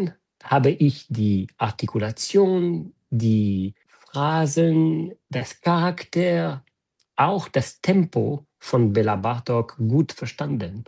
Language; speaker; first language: German; non-native, fluent; French